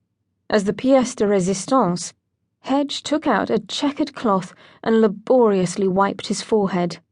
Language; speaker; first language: English; native; English